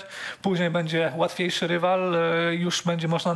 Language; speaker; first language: Polish; native; Polish